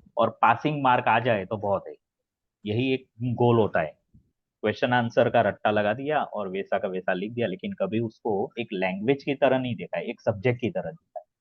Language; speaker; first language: Hindi; native; Hindi